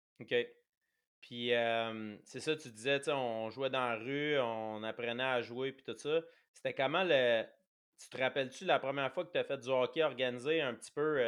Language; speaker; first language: French; native; French